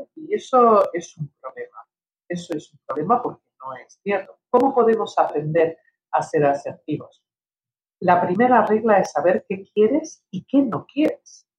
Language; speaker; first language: Spanish; early bilingual, heritage; Spanish